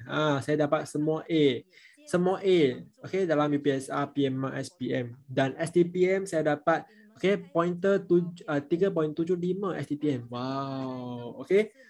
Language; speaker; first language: Malay; non-native, local second language; Chinese